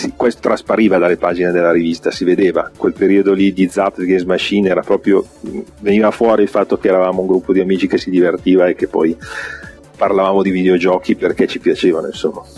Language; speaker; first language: Italian; native; Italian